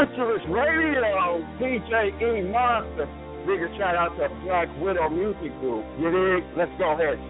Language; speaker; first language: English; native; English